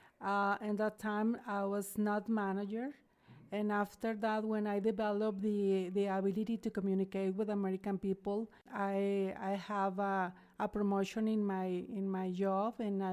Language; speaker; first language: English; non-native, learner; Spanish